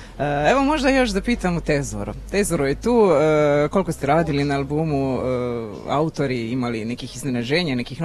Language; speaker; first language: Croatian; native; Croatian